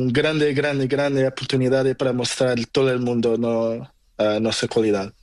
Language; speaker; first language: Spanish; non-native, learner; Portuguese